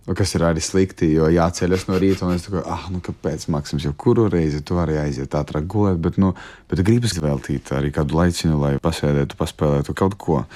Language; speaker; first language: Latvian; non-native, local second language; Russian